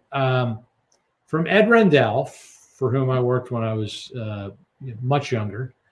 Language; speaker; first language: English; native; English